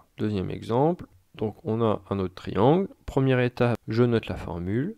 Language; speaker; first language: French; native; French